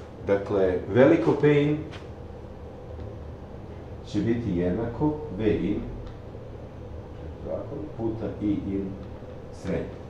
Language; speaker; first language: Serbian; native; Serbian